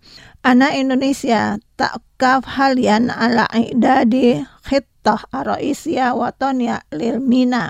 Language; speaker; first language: Arabic; non-native, learner; Indonesian